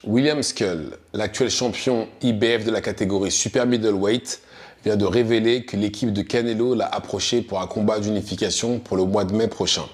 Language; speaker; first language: French; native; French